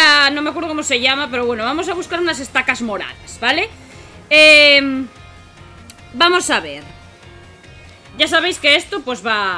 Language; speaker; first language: Spanish; native; Spanish